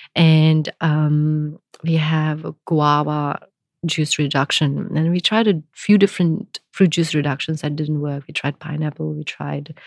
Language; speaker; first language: English; non-native, local second language; Gujarati